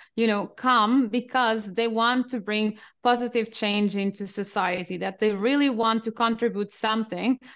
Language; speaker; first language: English; non-native, fluent; Portuguese